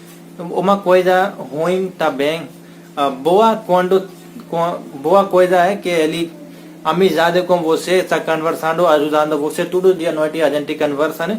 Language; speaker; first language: Portuguese; non-native, learner; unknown